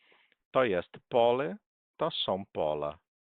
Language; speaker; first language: Polish; non-native, fluent; Portuguese